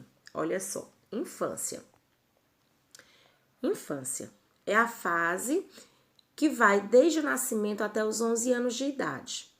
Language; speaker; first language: Portuguese; native; Portuguese